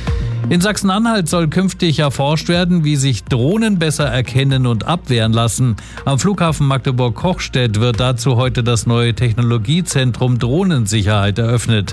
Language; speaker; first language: German; native; German